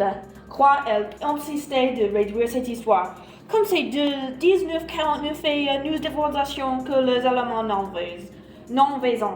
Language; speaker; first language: French; non-native, learner; English